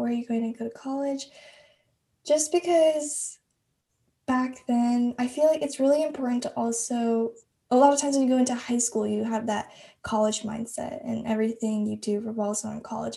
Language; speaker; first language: English; native; English